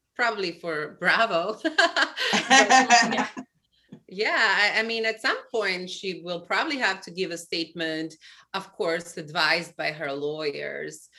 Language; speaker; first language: English; non-native, fluent; Albanian